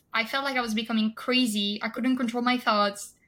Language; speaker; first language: English; non-native, fluent; French